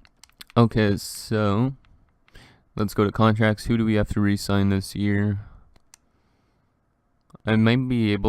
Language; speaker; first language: English; native; English